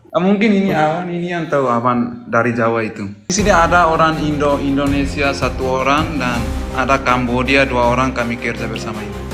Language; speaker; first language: Indonesian; non-native, local second language; Tetum